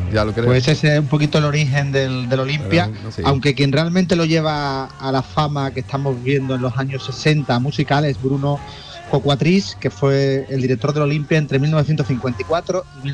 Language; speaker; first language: Spanish; native; Spanish